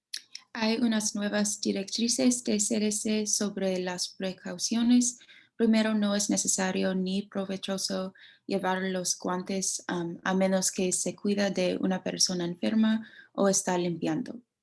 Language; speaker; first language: Spanish; non-native, learner; English